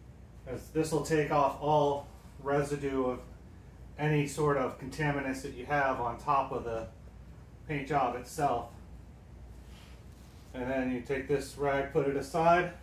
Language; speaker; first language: English; native; English